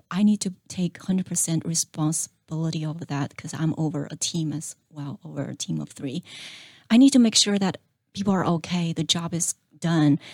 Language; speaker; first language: English; non-native, fluent; Chinese